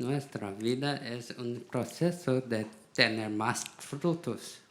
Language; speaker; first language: Spanish; non-native, learner; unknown